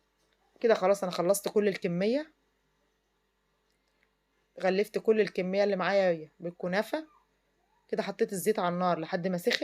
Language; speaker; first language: Arabic; native; Arabic